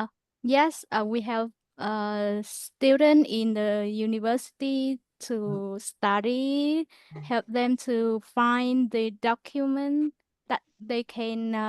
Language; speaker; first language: English; non-native, learner; Vietnamese